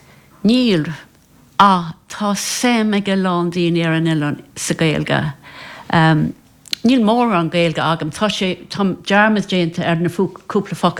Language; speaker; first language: Irish; non-native, local second language; English